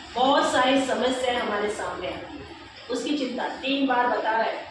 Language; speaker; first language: Hindi; non-native, local second language; Marathi